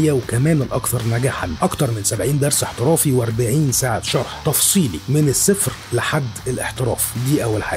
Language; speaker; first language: Arabic; native; Arabic